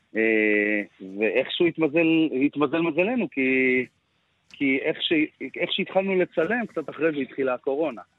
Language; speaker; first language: Hebrew; native; Hebrew